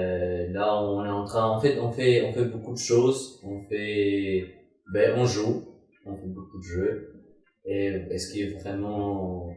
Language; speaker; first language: French; non-native, fluent; Albanian